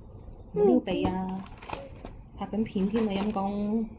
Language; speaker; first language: Chinese; non-native, local second language; Cantonese